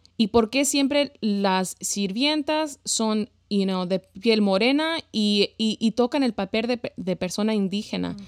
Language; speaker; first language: Spanish; early bilingual, heritage; Spanish